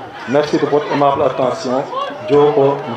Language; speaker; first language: French; non-native, local second language; Serer